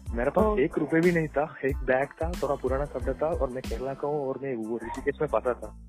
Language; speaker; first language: Hindi; non-native, local second language; Malayalam